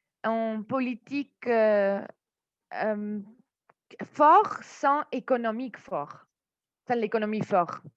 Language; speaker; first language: French; non-native, fluent; Armenian